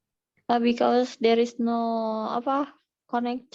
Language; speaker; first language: English; non-native, learner; Indonesian